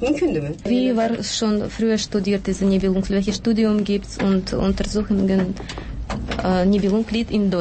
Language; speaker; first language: German; non-native, learner; Azerbaijani